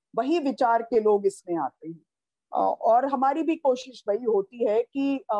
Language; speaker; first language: Hindi; native; Hindi